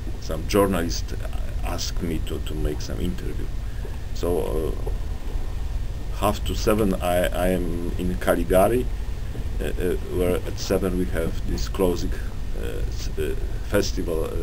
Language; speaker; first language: English; non-native, learner; Polish